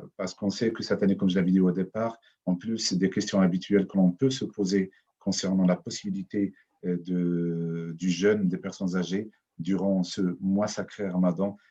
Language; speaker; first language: French; non-native, local second language; Arabic